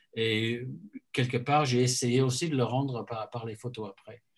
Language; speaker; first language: French; non-native, fluent; English